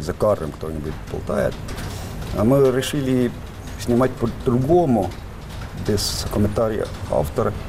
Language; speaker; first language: Russian; non-native, fluent; Estonian